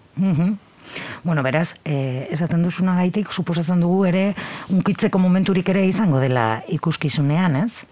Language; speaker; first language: Basque; native; Basque